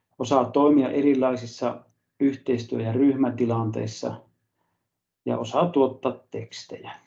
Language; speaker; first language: Finnish; native; Finnish